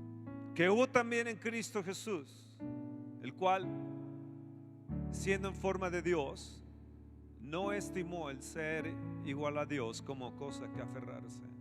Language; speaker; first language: Spanish; native; Spanish